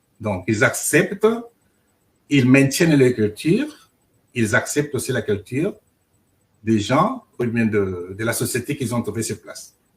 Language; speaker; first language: French; non-native, local second language; Luba-Lulua